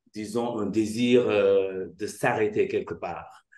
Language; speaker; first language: French; non-native, local second language; Wolof